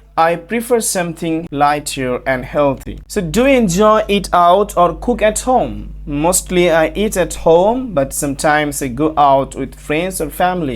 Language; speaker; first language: English; non-native, local second language; Bangla